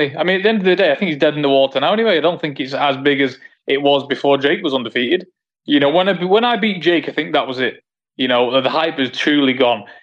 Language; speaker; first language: English; native; English